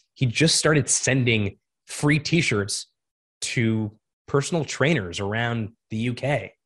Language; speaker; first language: English; native; English